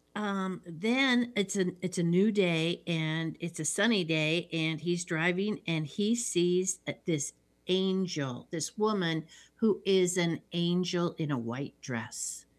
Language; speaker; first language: English; native; English